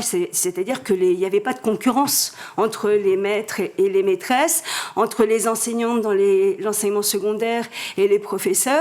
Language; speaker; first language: French; native; French